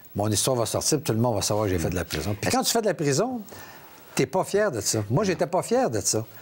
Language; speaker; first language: French; native; French